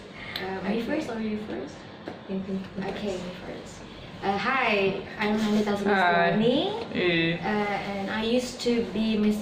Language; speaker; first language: English; non-native, learner; Indonesian